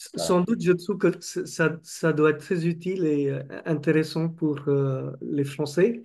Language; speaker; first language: French; non-native, fluent; Marathi